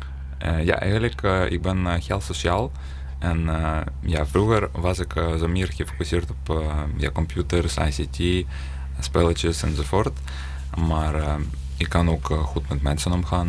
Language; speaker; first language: Dutch; non-native, learner; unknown